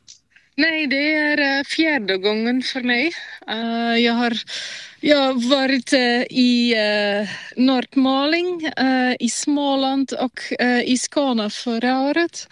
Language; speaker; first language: Swedish; non-native, fluent; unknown